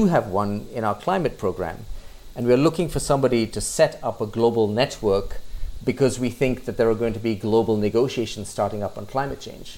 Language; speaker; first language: English; non-native, local second language; Hindi